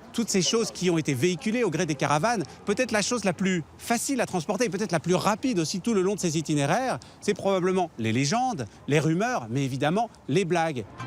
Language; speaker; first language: French; native; French